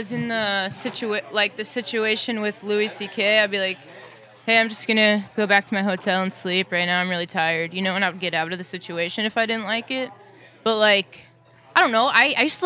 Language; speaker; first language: English; native; English